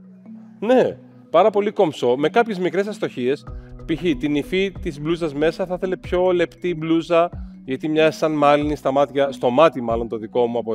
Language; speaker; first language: Greek; native; Greek